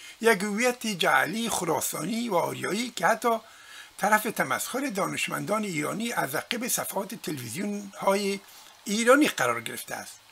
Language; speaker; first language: Persian; non-native, local second language; Pashto